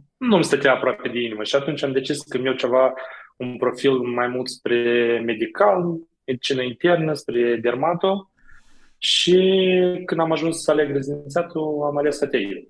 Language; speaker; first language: Romanian; native; Romanian